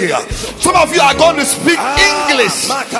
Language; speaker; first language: English; non-native, local second language; Akan